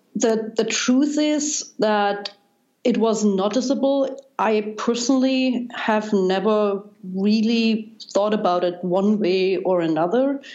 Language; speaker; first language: English; non-native, fluent; German